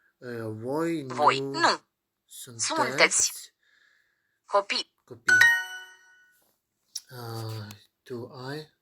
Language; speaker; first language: Romanian; non-native, learner; Ukrainian